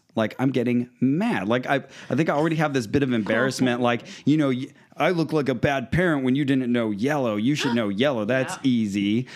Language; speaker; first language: English; native; English